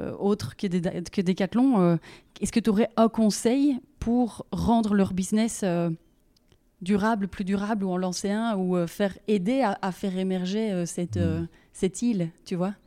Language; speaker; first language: French; native; French